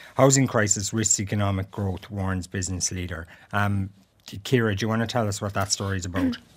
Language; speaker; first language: English; native; English